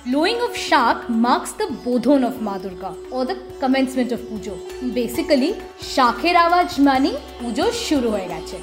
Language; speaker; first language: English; non-native, local second language; Bangla